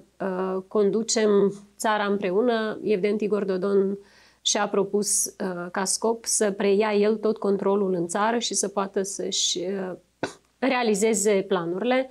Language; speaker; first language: Romanian; native; Romanian